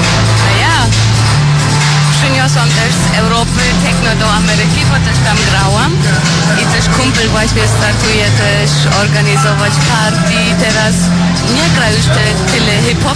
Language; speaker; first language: Polish; early bilingual, heritage; Polish